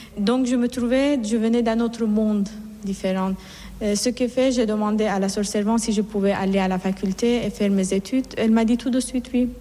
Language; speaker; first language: French; non-native, fluent; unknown